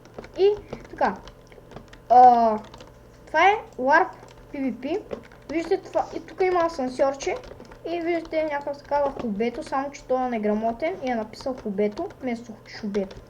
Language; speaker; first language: Bulgarian; native; Bulgarian